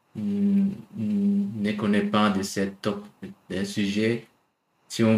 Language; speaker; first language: French; non-native, learner; German